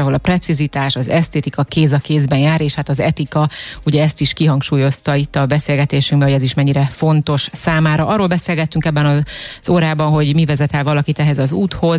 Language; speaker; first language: Hungarian; native; Hungarian